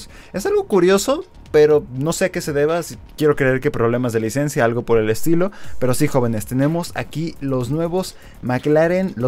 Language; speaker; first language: Spanish; native; Spanish